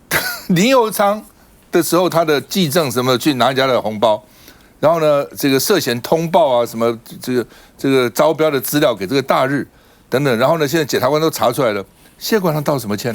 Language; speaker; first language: Chinese; native; Chinese